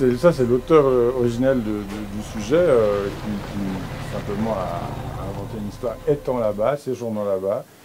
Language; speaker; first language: French; native; French